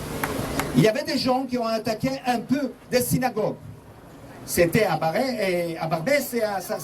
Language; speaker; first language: French; non-native, fluent; Hebrew